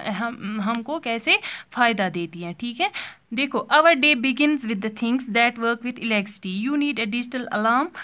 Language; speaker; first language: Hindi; non-native, local second language; Kashmiri